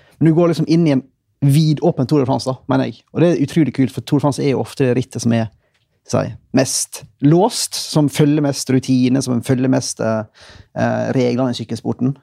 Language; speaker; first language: Norwegian; native; Norwegian